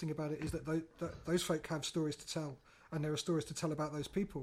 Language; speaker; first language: English; native; English